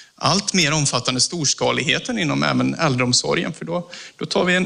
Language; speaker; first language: Swedish; native; Swedish